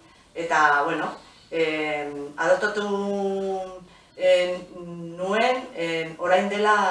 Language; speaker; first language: Basque; non-native, local second language; Spanish